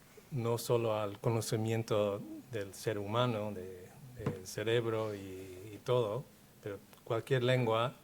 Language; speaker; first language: Spanish; non-native, fluent; English